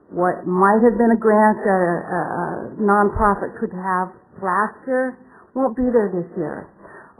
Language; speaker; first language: English; native; English